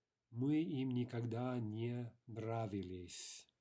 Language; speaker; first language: Russian; non-native, fluent; English